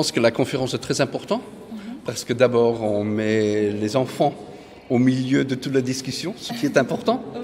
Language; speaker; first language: French; non-native, fluent; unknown